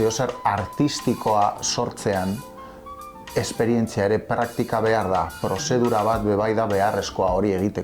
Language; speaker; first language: Basque; non-native, local second language; Spanish